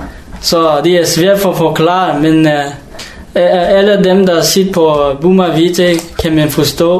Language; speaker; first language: Danish; non-native, learner; Hakha Chin